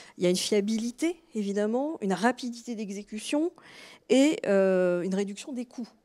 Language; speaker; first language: French; native; French